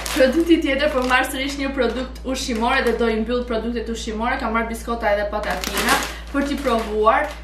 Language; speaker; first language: Albanian; early bilingual, heritage; Albanian